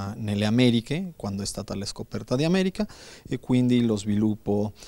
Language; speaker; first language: Italian; non-native, learner; Spanish